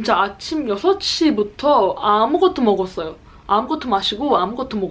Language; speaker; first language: Korean; early bilingual, heritage; Korean